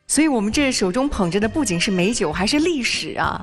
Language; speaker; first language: Chinese; native; Chinese